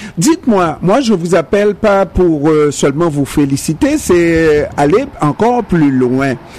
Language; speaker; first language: French; non-native, local second language; Haitian Creole